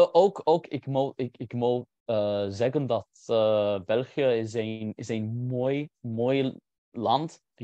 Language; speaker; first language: Dutch; non-native, learner; English